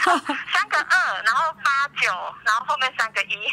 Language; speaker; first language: Chinese; native; Chinese